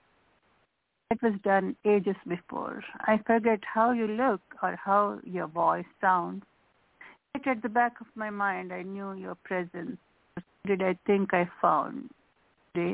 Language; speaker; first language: English; non-native, local second language; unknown